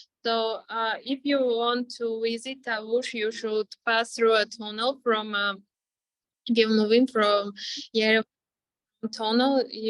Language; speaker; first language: English; non-native, fluent; Armenian